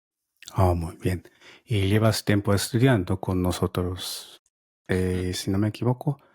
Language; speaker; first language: Spanish; non-native, fluent; Japanese